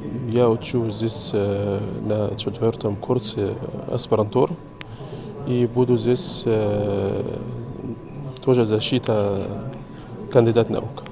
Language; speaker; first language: Russian; non-native, learner; Arabic